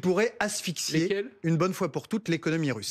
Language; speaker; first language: French; native; French